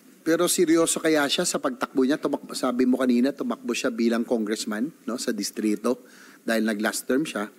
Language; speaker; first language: Filipino; native; Filipino